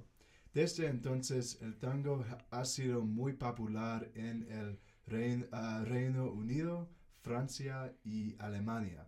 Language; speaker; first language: Spanish; non-native, learner; English